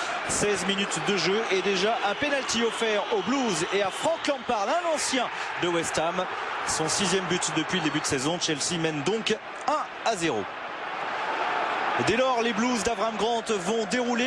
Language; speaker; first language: French; native; French